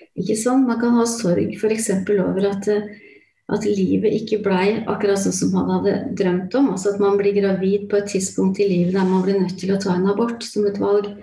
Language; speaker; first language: Norwegian; native; Norwegian